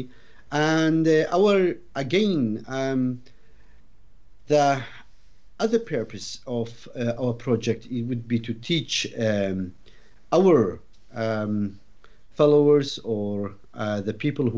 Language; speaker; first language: English; non-native, fluent; Arabic